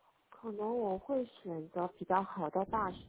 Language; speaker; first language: Chinese; non-native, learner; Korean